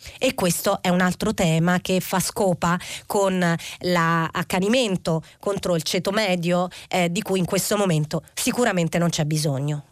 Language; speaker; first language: Italian; native; Italian